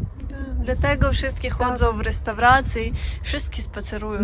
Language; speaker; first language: Polish; non-native, fluent; Russian